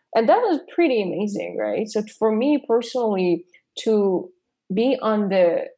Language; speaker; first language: English; non-native, fluent; Persian